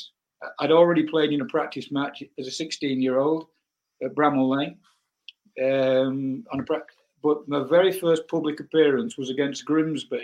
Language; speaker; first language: English; native; English